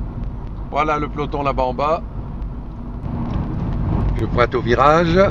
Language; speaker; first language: French; native; French